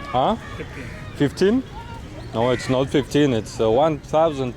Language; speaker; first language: English; non-native, learner; Russian